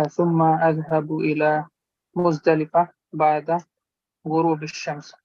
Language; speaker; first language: Arabic; non-native, learner; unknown